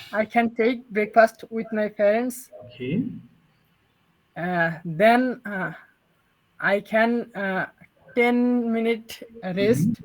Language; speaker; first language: English; non-native, learner; Bangla